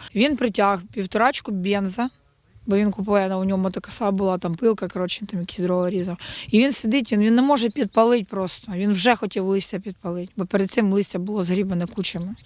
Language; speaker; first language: Ukrainian; native; Ukrainian